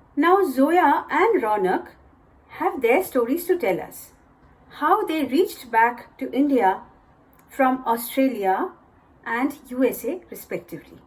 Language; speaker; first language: English; non-native, local second language; Bangla